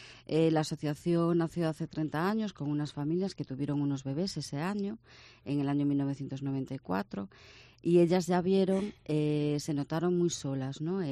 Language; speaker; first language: Spanish; native; Spanish